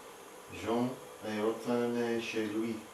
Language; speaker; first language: French; non-native, learner; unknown